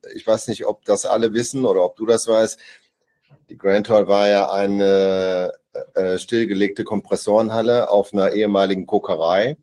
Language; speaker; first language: German; native; German